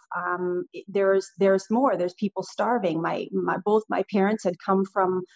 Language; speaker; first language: English; native; English